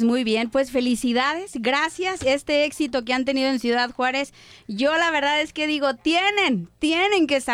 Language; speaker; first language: Spanish; native; Spanish